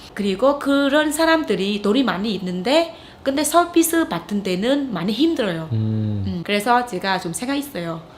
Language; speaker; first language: Korean; non-native, fluent; Vietnamese